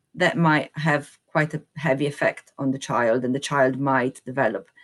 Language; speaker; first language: English; non-native, fluent; Italian